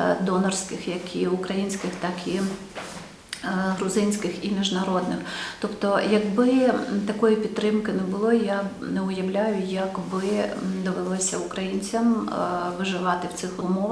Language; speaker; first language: Ukrainian; native; Ukrainian